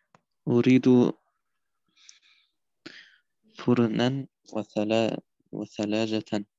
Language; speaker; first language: Arabic; non-native, learner; German